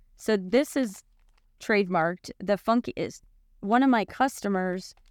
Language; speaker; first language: English; native; English